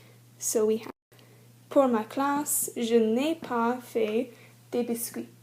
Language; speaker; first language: French; non-native, learner; English